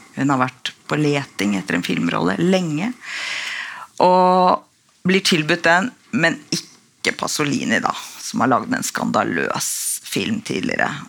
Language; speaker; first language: Norwegian; native; Norwegian